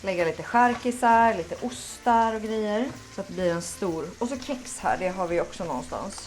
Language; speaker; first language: Swedish; native; Swedish